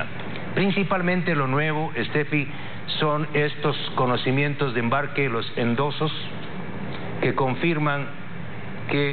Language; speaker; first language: Spanish; native; Spanish